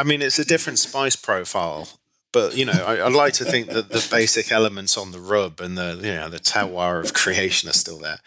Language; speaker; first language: English; native; English